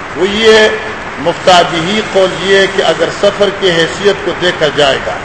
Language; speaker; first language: Urdu; non-native, local second language; Pashto